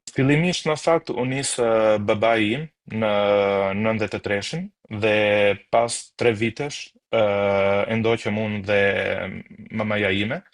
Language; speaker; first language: Albanian; early bilingual, heritage; Albanian